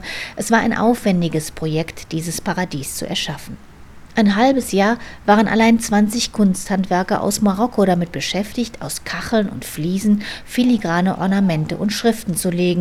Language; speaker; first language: German; native; German